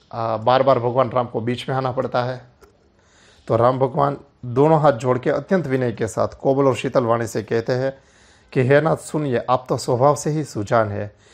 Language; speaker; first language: Hindi; non-native, local second language; Gujarati